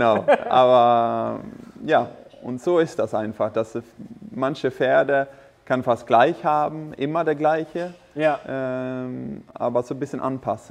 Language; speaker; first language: German; non-native, fluent; Swedish